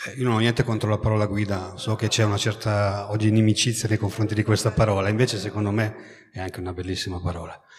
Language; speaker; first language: Italian; native; Italian